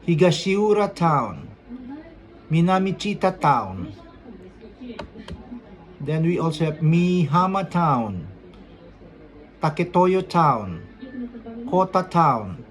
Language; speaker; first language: English; non-native, local second language; Filipino